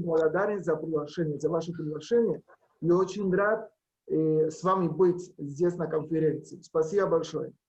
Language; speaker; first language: Russian; non-native, learner; Spanish